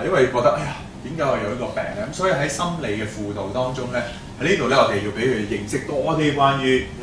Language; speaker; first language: Cantonese; native; Cantonese